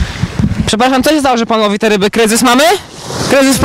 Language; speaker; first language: Polish; native; Polish